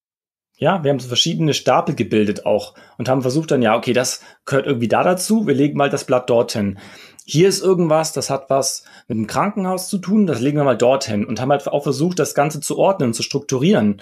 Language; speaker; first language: German; native; German